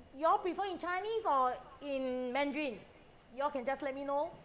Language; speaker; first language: English; non-native, local second language; Chinese